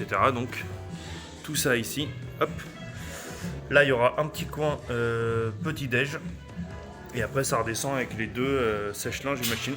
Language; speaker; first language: French; native; French